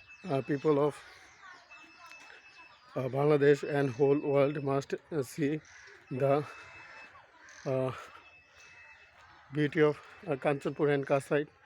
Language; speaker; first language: English; non-native, local second language; Bangla